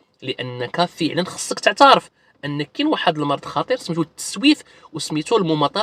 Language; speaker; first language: Arabic; native; Arabic